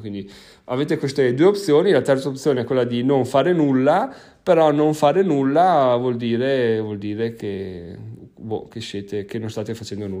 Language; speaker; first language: Italian; native; Italian